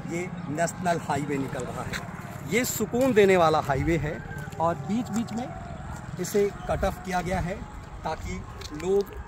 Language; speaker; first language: Hindi; native; Hindi